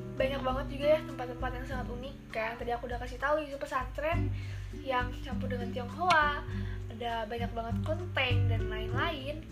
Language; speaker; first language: Indonesian; native; Indonesian